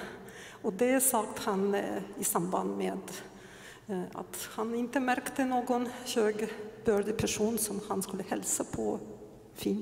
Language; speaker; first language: Swedish; non-native, fluent; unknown